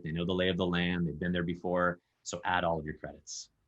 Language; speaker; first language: English; native; English